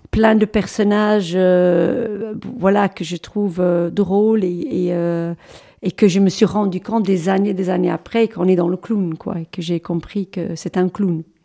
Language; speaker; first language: French; non-native, fluent; English